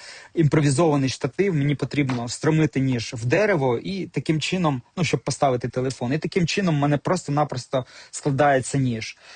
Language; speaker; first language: Ukrainian; native; Ukrainian